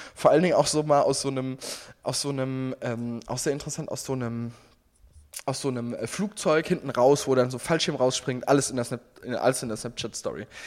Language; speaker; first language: German; native; German